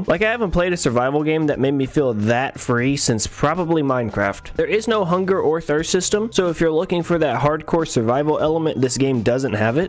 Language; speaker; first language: English; native; English